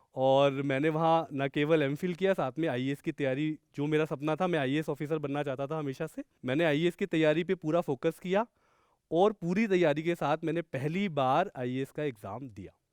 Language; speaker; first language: Hindi; native; Hindi